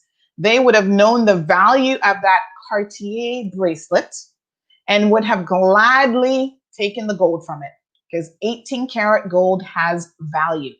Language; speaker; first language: English; native; English